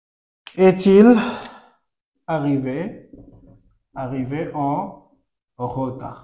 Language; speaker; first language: French; non-native, fluent; Bangla